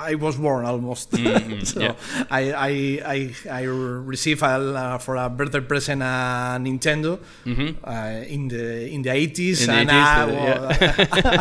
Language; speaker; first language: English; non-native, fluent; Spanish